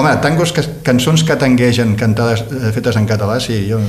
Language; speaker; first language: Catalan; native; Catalan